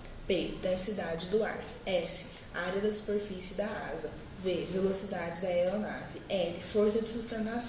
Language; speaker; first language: Portuguese; native; Portuguese